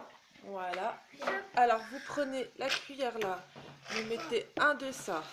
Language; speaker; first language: French; native; French